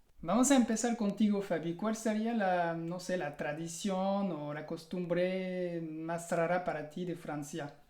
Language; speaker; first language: Spanish; non-native, fluent; French